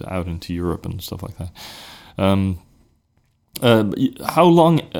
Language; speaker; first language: English; non-native, fluent; Swedish